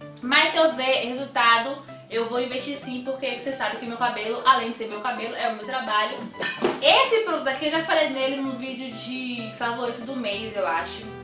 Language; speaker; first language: Portuguese; native; Portuguese